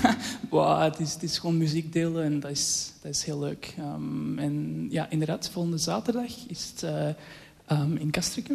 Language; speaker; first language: Dutch; early bilingual, other home language; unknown